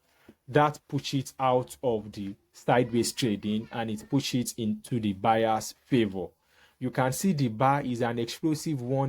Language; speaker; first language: English; native; English